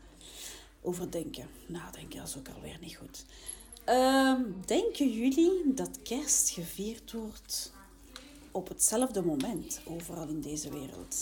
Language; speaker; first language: Dutch; native; Dutch